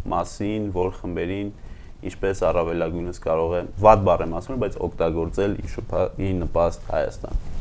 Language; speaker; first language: Armenian; native; Armenian